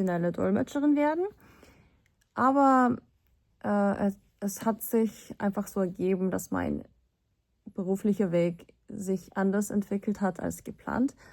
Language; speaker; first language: German; non-native, fluent; Korean